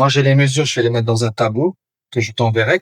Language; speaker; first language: French; native; French